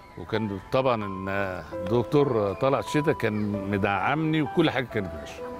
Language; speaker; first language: Arabic; native; Arabic